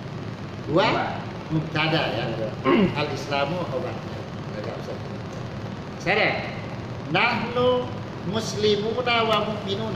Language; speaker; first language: Arabic; non-native, fluent; Indonesian